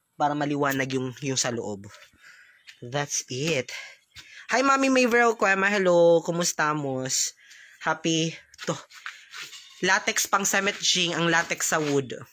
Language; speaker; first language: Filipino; non-native, local second language; Cebuano